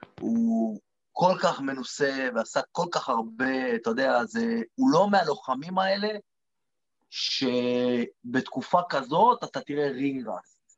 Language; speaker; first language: Hebrew; native; Hebrew